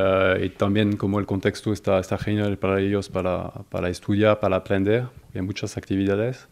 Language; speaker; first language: Spanish; non-native, fluent; French